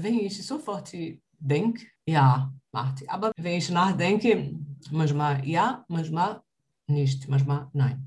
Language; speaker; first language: German; non-native, learner; Portuguese